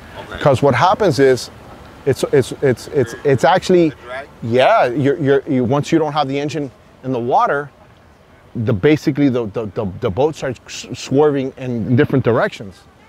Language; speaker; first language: English; early bilingual, other home language; Spanish